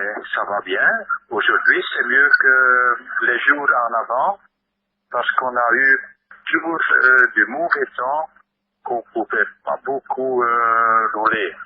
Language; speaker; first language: French; non-native, local second language; Dutch